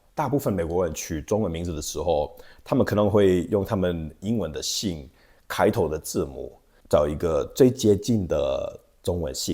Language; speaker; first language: Chinese; non-native, fluent; English